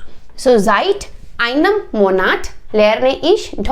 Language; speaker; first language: German; non-native, learner; Hindi